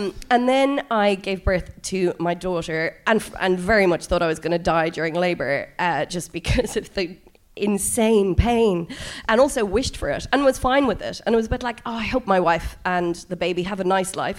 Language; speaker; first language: English; native; English